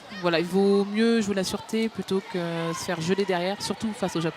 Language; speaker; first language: French; native; French